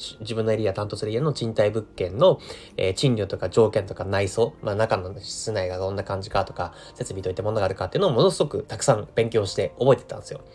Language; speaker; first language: Japanese; native; Japanese